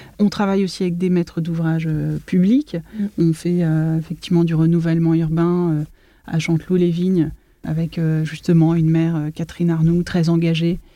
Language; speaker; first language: French; native; French